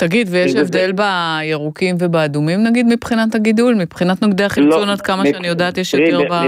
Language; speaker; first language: Hebrew; native; Hebrew